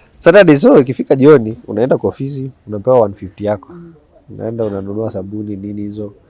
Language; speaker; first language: Swahili; non-native, local second language; Luo (Kenya and Tanzania)